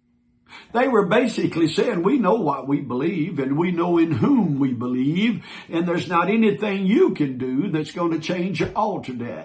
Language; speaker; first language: English; native; English